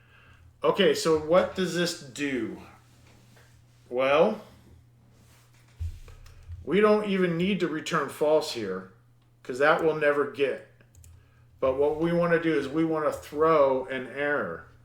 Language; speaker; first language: English; native; English